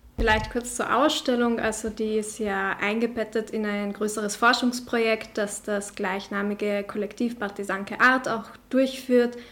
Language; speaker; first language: German; non-native, local second language; Slovenian